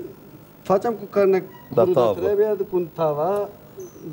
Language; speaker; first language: Romanian; non-native, learner; Turkish